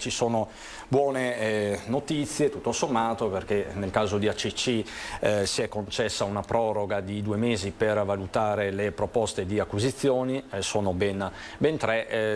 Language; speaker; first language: Italian; native; Italian